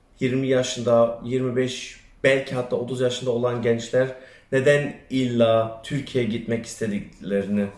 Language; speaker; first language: Turkish; early bilingual, other home language; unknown